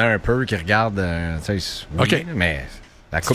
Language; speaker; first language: French; native; French